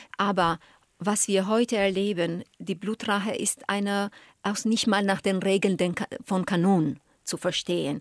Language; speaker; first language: German; non-native, fluent; Albanian